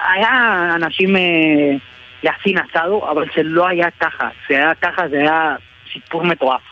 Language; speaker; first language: Hebrew; non-native, fluent; Spanish